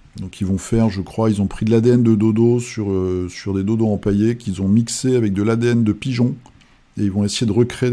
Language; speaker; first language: French; native; French